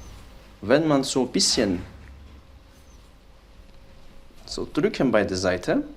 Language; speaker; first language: German; non-native, learner; Turkish